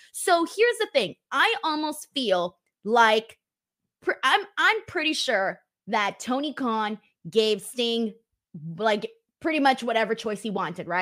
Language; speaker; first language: English; native; English